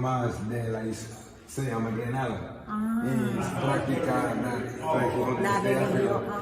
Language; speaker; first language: Spanish; non-native, learner; English